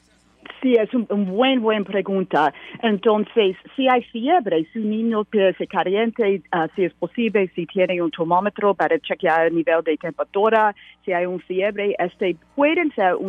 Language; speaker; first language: Spanish; non-native, learner; English